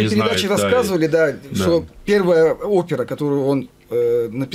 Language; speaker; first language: Russian; non-native, fluent; Azerbaijani